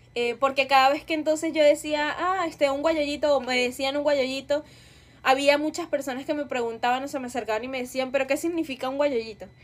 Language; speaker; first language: Spanish; native; Spanish